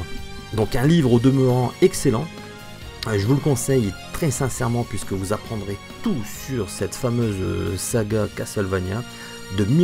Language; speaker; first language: French; native; French